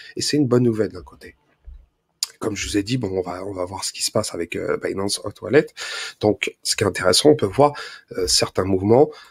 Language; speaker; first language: French; native; French